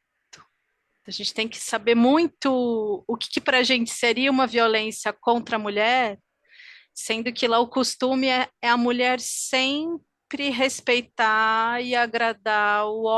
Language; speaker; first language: Portuguese; native; Portuguese